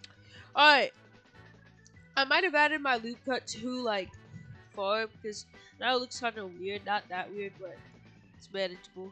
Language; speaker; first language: English; native; English